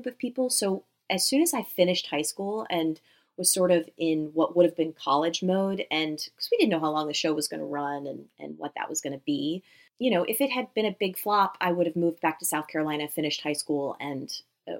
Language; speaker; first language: English; native; English